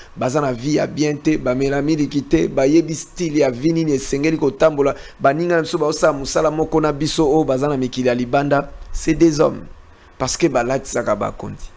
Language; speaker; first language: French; non-native, local second language; Lingala